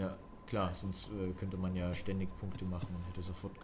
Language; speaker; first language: German; native; German